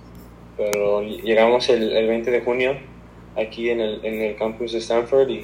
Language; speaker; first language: Spanish; early bilingual, heritage; Spanish